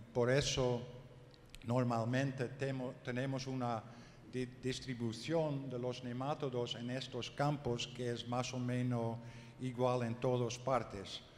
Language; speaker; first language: Spanish; non-native, learner; Dutch